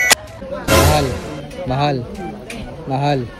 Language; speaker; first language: Filipino; non-native, learner; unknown